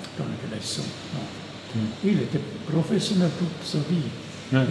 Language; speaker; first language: French; non-native, local second language; German